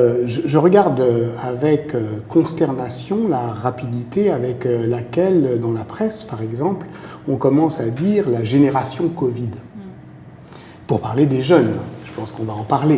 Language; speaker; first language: French; native; French